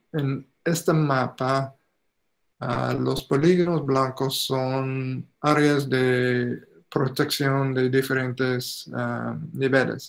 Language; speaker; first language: Spanish; non-native, fluent; English